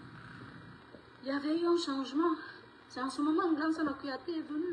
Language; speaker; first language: French; non-native, local second language; Fula